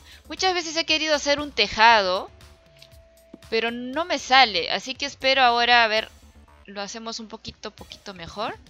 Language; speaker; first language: Spanish; native; Spanish